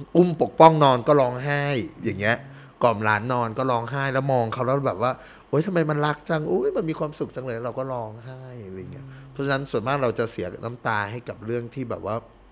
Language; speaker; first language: Thai; early bilingual, heritage; Thai